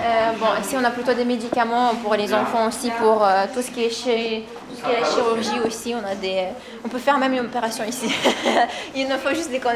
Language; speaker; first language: French; non-native, fluent; Ukrainian